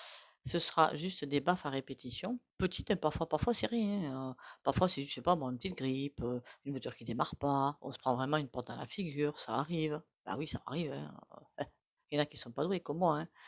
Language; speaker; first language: French; native; French